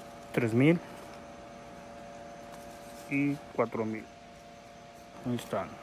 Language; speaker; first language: Spanish; native; Spanish